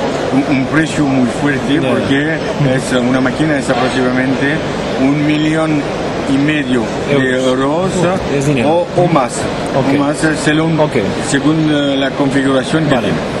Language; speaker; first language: Spanish; non-native, learner; French